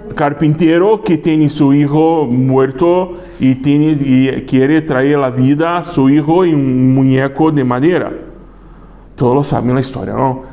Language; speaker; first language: Spanish; non-native, learner; Portuguese